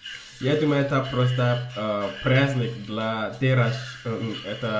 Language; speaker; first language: Russian; non-native, learner; English